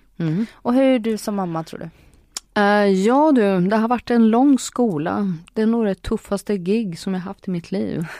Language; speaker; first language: Swedish; native; Swedish